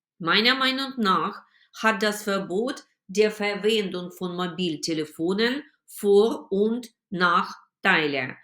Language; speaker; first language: German; non-native, fluent; Ukrainian